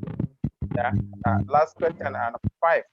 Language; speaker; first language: English; non-native, learner; Arabic